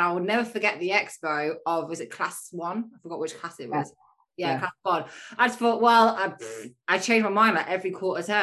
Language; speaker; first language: English; native; English